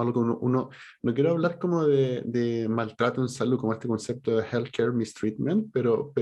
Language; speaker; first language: Spanish; native; Spanish